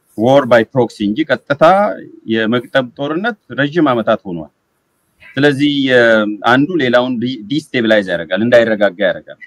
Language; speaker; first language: Amharic; native; Amharic